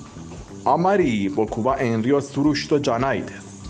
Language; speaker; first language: Japanese; non-native, learner; Persian